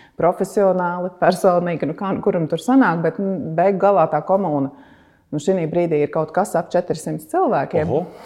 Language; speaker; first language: Latvian; native; Latvian